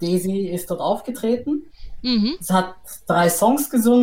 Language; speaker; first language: German; native; German